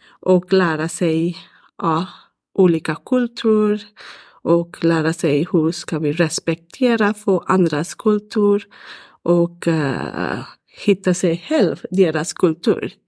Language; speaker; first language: Swedish; non-native, learner; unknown